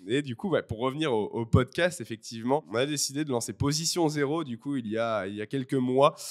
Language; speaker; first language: French; native; French